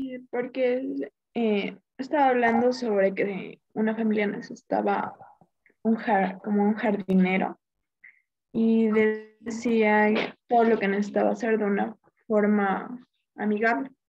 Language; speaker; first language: Spanish; native; Spanish